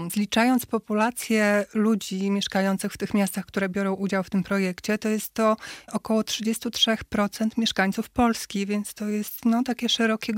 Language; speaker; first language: Polish; native; Polish